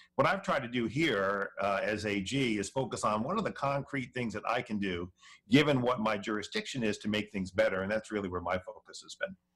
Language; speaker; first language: English; native; English